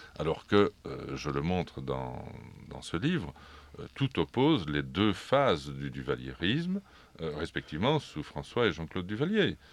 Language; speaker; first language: French; native; French